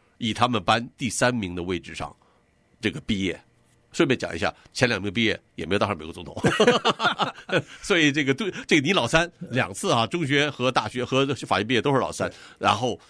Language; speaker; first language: Chinese; native; Chinese